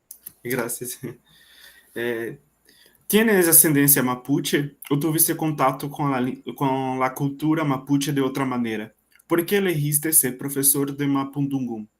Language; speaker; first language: Spanish; non-native, learner; Portuguese